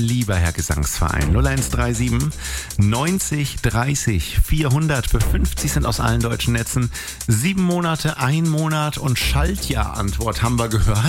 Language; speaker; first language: German; native; German